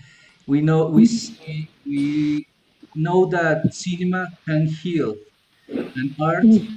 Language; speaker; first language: English; non-native, learner; Spanish